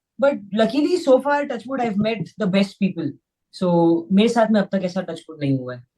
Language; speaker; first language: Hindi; native; Hindi